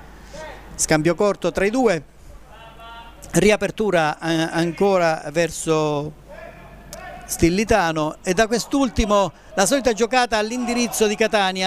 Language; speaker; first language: Italian; native; Italian